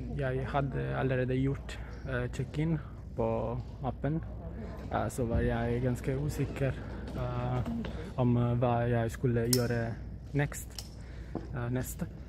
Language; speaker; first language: Norwegian; non-native, learner; Italian